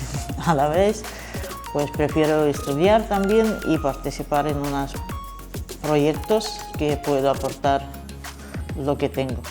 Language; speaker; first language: Spanish; non-native, fluent; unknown